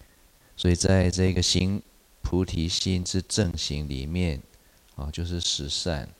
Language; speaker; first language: Chinese; native; Chinese